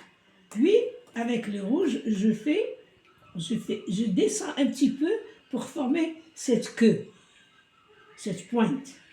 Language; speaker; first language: French; non-native, local second language; Arabic